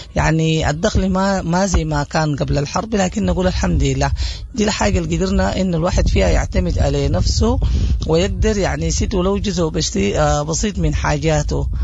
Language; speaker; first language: Arabic; native; Arabic